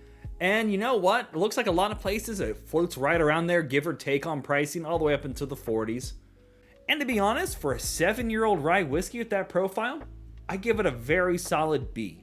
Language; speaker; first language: English; native; English